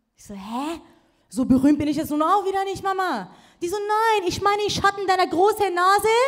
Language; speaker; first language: German; early bilingual, other home language; Persian